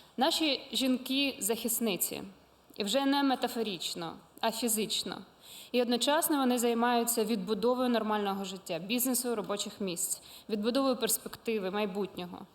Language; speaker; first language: Ukrainian; non-native, local second language; Russian